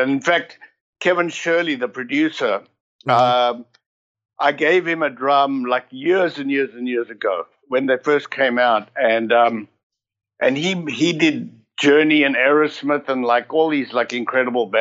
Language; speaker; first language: English; native; English